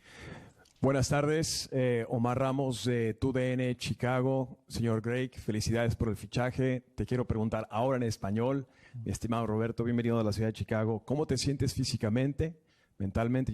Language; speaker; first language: Spanish; native; Spanish